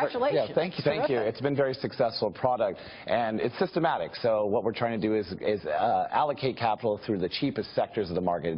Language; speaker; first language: English; native; English